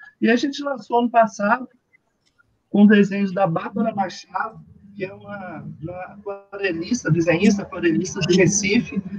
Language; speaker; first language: Portuguese; native; Portuguese